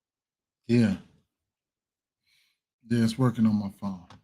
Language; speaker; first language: English; native; English